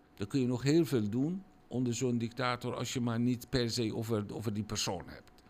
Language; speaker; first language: Dutch; non-native, fluent; Persian